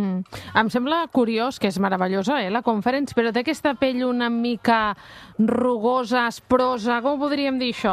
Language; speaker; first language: Catalan; native; Catalan